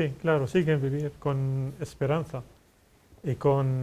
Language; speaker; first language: Spanish; non-native, fluent; Arabic